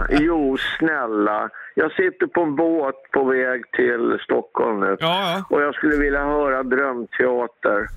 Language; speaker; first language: Swedish; native; Swedish